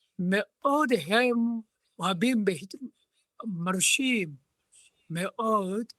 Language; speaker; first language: Hebrew; non-native, learner; Japanese